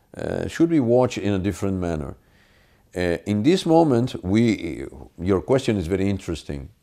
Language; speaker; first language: English; non-native, fluent; Spanish